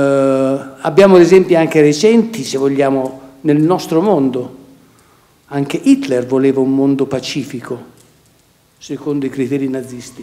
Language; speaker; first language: Italian; native; Italian